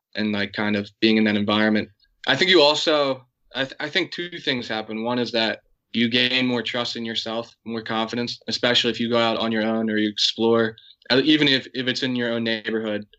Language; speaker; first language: English; native; English